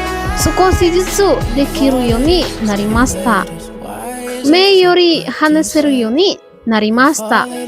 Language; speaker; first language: Japanese; non-native, learner; Indonesian